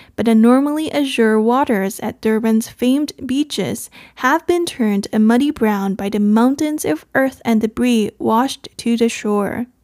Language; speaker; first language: English; non-native, fluent; Chinese